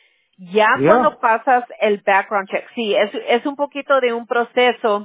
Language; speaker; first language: Spanish; early bilingual, heritage; Spanish